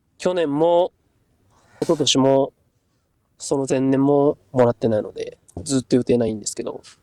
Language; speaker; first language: Japanese; native; Japanese